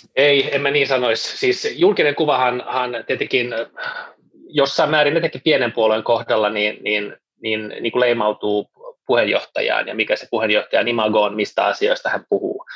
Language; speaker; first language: Finnish; non-native, local second language; Swedish